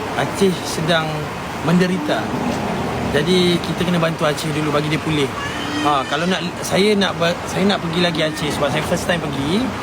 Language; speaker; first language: Malay; native; Malay